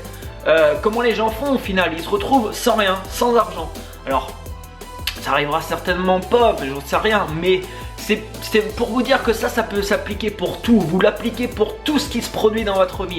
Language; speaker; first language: French; native; French